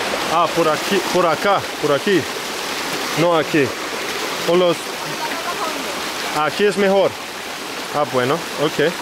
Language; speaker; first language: Spanish; non-native, learner; English